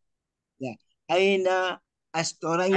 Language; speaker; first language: Arabic; non-native, learner; Indonesian